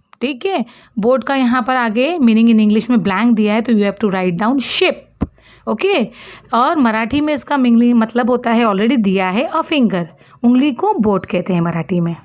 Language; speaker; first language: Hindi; non-native, local second language; Urdu